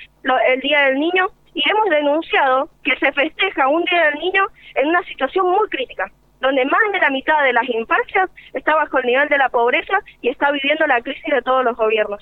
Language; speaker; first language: Spanish; native; Spanish